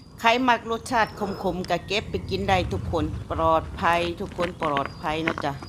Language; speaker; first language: Thai; non-native, local second language; Lao